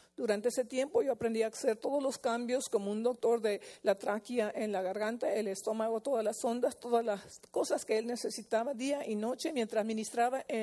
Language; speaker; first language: Spanish; early bilingual, heritage; Spanish